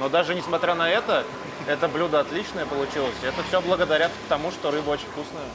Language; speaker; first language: Russian; native; Russian